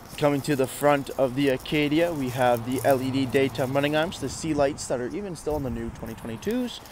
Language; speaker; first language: English; native; English